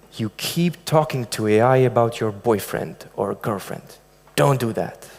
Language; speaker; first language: English; non-native, fluent; Romanian